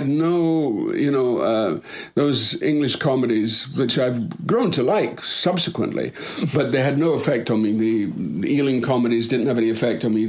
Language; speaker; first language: English; native; English